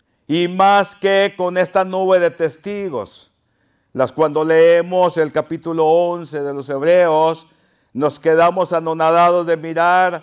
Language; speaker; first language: Spanish; native; Spanish